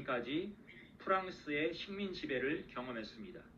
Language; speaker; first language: Korean; native; Korean